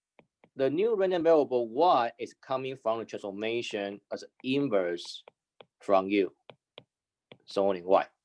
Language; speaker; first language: English; non-native, fluent; Chinese